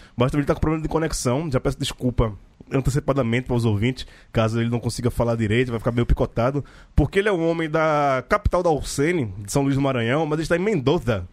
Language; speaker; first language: Portuguese; native; Portuguese